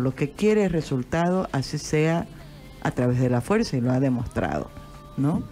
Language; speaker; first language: Spanish; native; Spanish